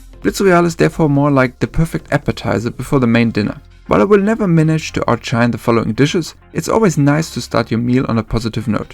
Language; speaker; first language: English; non-native, fluent; German